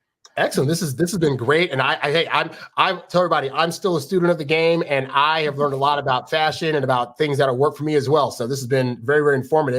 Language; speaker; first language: English; native; English